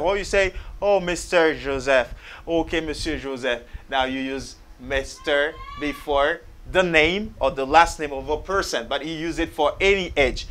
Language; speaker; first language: English; non-native, fluent; Haitian Creole